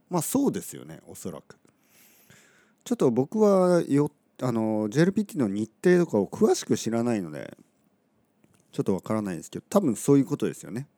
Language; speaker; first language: Japanese; native; Japanese